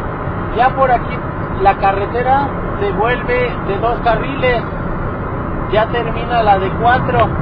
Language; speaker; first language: Spanish; native; Spanish